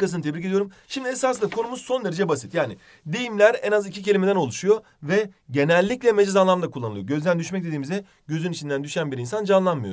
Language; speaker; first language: Turkish; native; Turkish